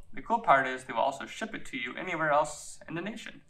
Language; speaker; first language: English; native; English